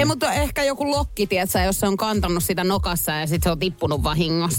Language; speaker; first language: Finnish; native; Finnish